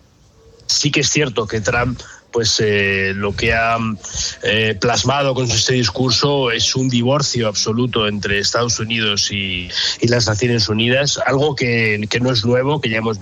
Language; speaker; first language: Spanish; native; Spanish